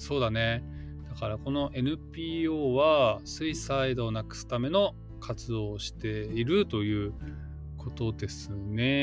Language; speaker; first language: Japanese; native; Japanese